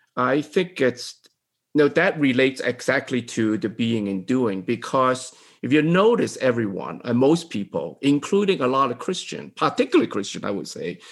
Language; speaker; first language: English; non-native, local second language; Cantonese